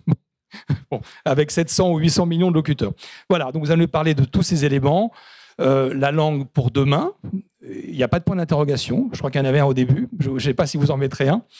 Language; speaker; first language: French; native; French